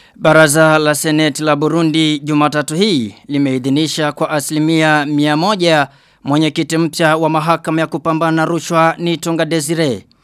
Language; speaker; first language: Swahili; non-native, local second language; Rundi